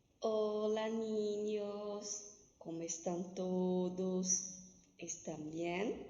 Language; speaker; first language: Spanish; non-native, fluent; Portuguese